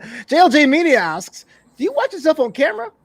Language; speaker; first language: English; native; English